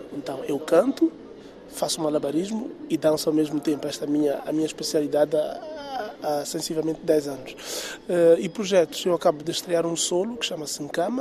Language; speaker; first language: Portuguese; non-native, local second language; Tsonga